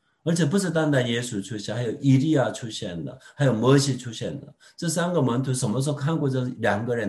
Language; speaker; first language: Chinese; non-native, fluent; Korean